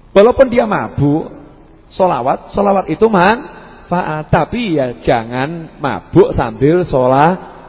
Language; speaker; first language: Indonesian; native; Indonesian